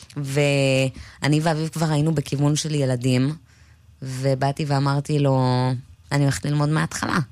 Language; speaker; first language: Hebrew; native; Hebrew